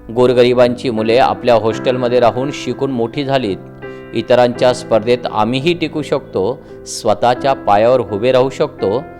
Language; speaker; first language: Marathi; non-native, local second language; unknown